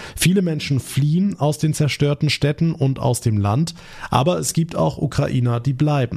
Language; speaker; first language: German; native; German